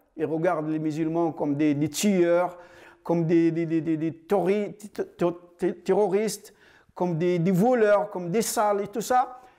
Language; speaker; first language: French; non-native, fluent; Arabic